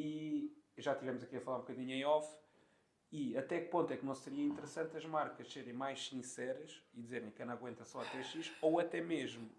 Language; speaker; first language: Portuguese; native; Portuguese